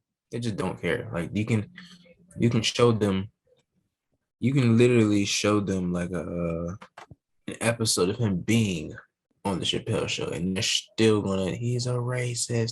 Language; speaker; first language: English; native; English